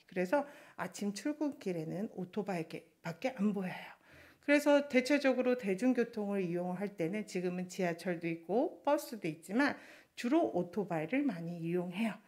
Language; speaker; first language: Korean; non-native, fluent; Chinese